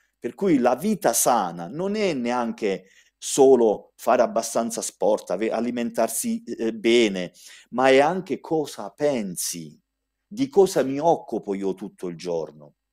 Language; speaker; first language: Italian; early bilingual, heritage; Italian